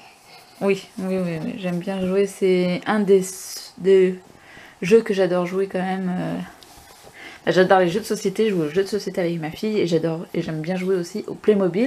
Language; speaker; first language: French; native; French